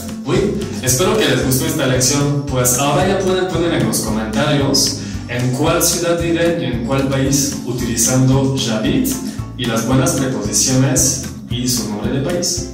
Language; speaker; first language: Spanish; non-native, fluent; French